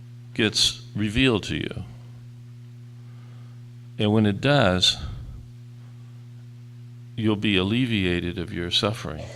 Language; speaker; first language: English; native; English